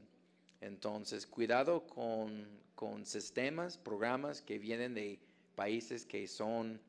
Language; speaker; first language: Spanish; non-native, fluent; English